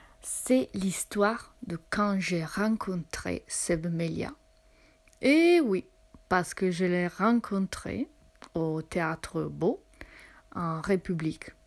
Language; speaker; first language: French; non-native, fluent; Italian